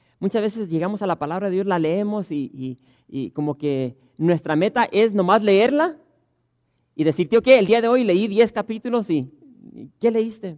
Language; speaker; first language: Spanish; early bilingual, heritage; Spanish